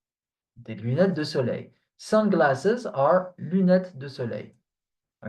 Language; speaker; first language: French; non-native, fluent; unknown